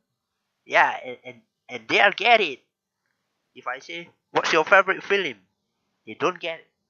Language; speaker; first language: English; non-native, learner; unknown